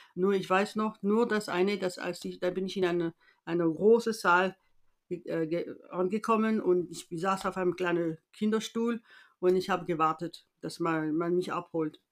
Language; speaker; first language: German; non-native, fluent; French